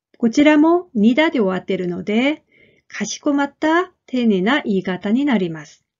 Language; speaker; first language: Japanese; non-native, fluent; Korean